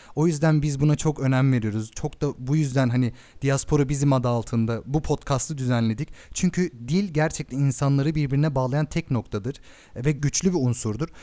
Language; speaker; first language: Turkish; early bilingual, heritage; Turkish